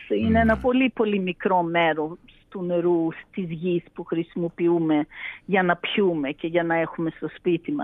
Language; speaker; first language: Greek; early bilingual, heritage; Greek